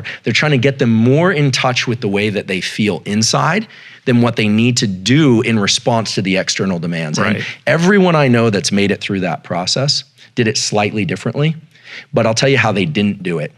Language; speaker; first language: English; native; English